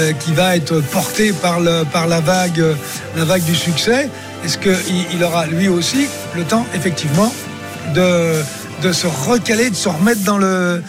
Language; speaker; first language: French; native; French